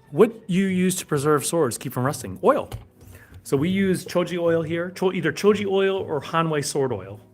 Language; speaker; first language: English; native; English